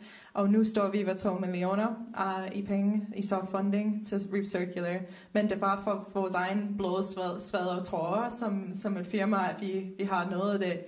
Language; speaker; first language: Danish; non-native, fluent; Dutch